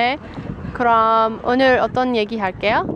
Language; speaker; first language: Korean; non-native, fluent; English